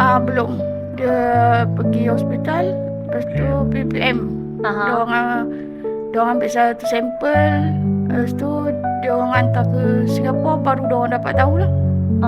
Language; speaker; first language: Malay; native; Malay